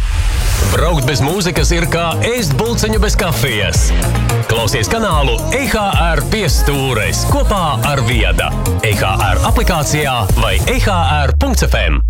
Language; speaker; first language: Latvian; native; Latvian